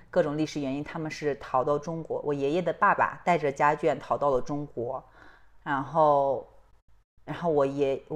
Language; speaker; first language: Chinese; non-native, local second language; Kazakh